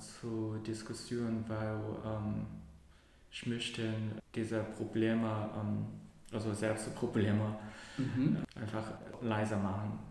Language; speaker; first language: German; non-native, learner; Cantonese